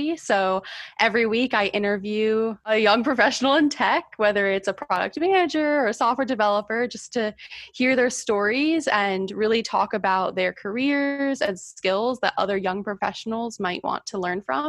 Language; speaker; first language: English; native; English